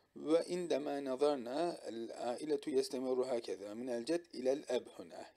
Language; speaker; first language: Arabic; non-native, fluent; Turkish